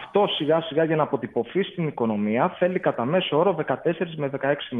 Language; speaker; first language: Greek; native; Greek